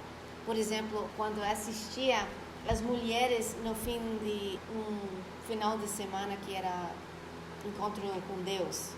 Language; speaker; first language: Portuguese; non-native, fluent; Spanish